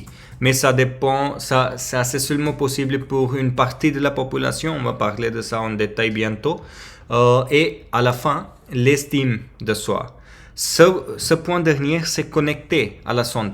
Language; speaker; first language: French; non-native, learner; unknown